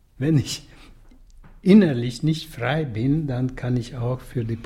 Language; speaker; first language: German; early bilingual, other home language; Russian